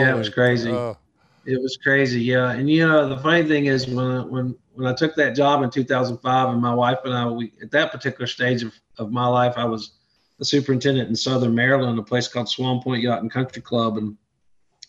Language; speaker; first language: English; native; English